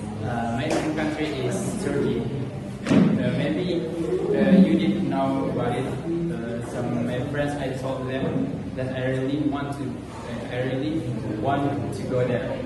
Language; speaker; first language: English; non-native, learner; Indonesian